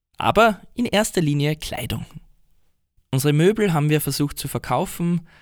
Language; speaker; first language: German; native; German